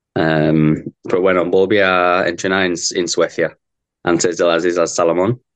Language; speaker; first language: Spanish; non-native, learner; English